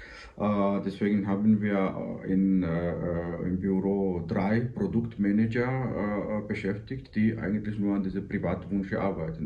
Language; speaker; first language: German; non-native, fluent; Georgian